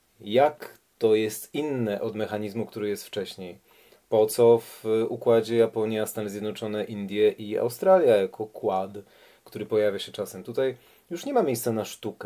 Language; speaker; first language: Polish; native; Polish